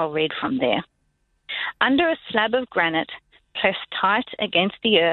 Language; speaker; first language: English; native; English